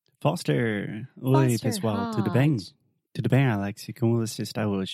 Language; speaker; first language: Portuguese; non-native, fluent; English